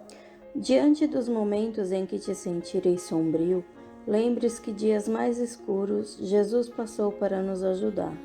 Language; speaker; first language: Portuguese; native; Portuguese